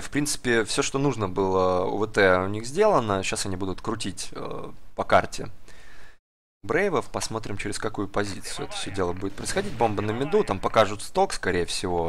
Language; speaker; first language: Russian; native; Russian